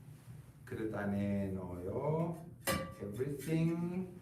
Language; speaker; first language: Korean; non-native, learner; Italian